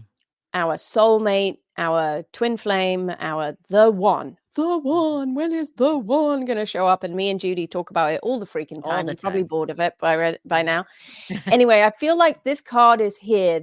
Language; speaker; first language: English; native; English